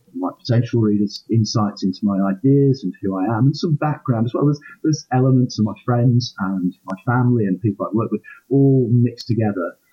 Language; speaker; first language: English; native; English